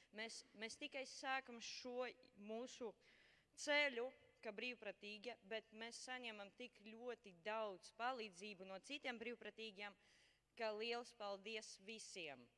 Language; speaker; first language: Latvian; non-native, learner; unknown